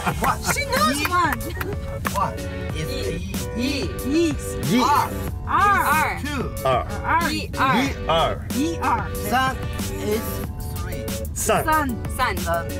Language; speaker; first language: English; non-native, learner; Chinese